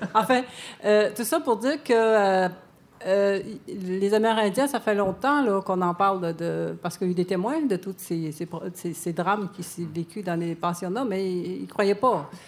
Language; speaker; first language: French; non-native, local second language; Cree